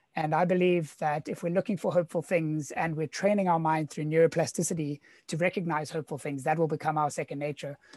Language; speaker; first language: English; native; English